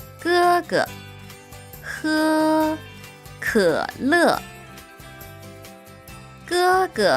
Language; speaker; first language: Chinese; non-native, learner; Thai